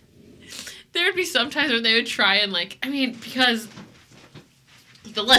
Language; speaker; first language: English; native; English